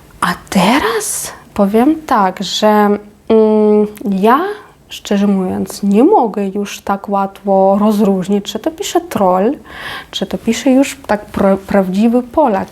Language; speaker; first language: Polish; non-native, fluent; Ukrainian